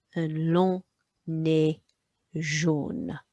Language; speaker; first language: French; non-native, fluent; English